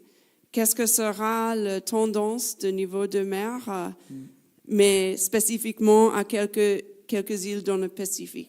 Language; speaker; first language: French; non-native, fluent; English